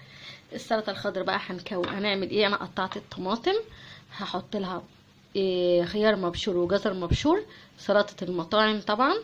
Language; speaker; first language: Arabic; native; Arabic